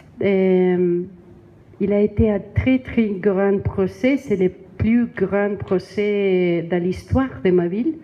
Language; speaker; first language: French; non-native, learner; Spanish